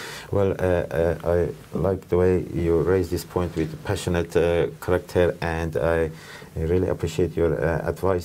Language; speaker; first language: English; non-native, fluent; Persian